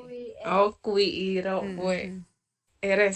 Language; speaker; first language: Spanish; non-native, learner; Indonesian